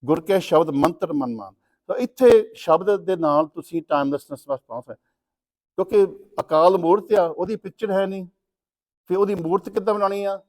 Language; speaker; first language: Punjabi; early bilingual, other home language; English